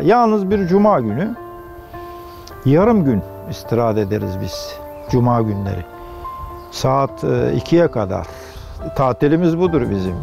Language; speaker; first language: Turkish; native; Turkish